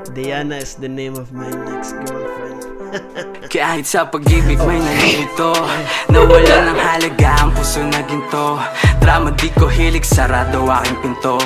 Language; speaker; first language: English; non-native, local second language; Filipino